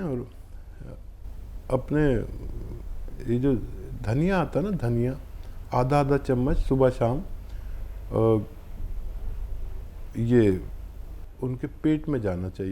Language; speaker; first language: Hindi; native; Hindi